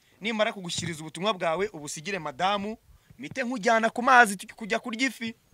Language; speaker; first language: Kinyarwanda; native; Kinyarwanda